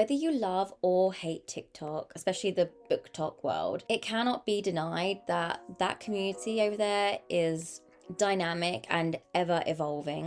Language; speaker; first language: English; native; English